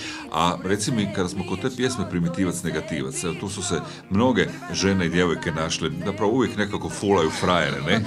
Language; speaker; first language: Croatian; native; Croatian